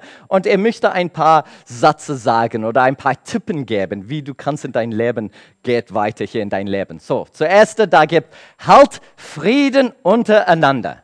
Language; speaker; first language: German; non-native, learner; English